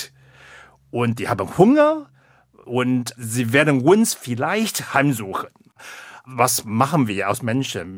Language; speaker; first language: German; non-native, fluent; Chinese